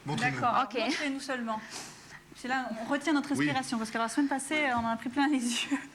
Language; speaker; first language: French; native; French